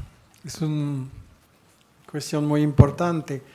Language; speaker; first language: Spanish; non-native, fluent; French